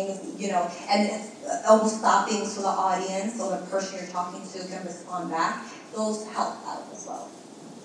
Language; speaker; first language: English; early bilingual, other home language; Spanish